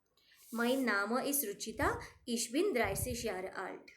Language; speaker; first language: German; non-native, fluent; Marathi